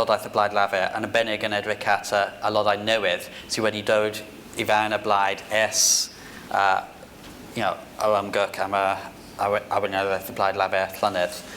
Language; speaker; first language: Welsh; non-native, fluent; English